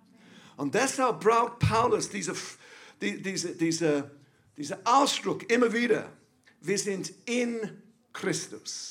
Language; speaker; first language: German; non-native, fluent; English